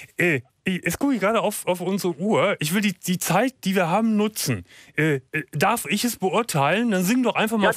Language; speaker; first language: German; native; German